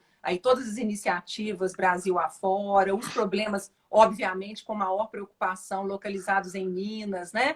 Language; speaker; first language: Portuguese; native; Portuguese